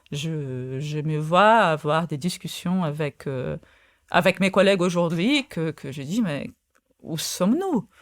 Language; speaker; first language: French; non-native, fluent; Portuguese